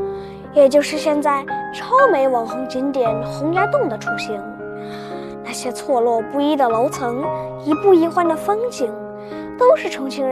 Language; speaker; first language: Chinese; native; Chinese